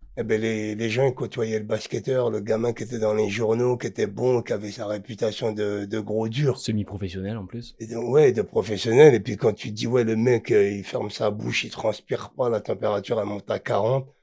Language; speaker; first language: French; native; French